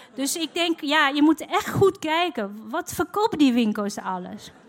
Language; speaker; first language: Dutch; non-native, fluent; Chinese